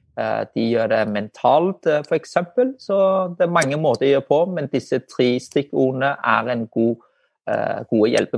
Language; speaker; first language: Norwegian; non-native, fluent; Vietnamese